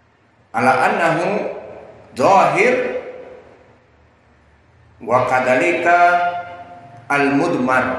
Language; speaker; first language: Arabic; non-native, fluent; Indonesian